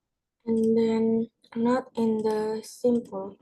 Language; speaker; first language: English; non-native, learner; Indonesian